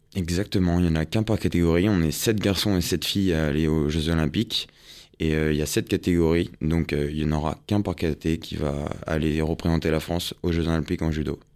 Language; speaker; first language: French; native; French